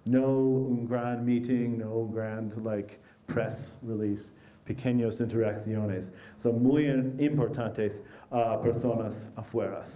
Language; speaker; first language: Spanish; non-native, learner; English